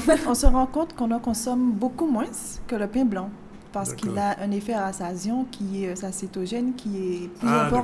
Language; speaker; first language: French; native; French